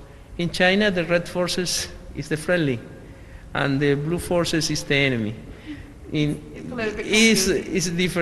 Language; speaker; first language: English; non-native, learner; Spanish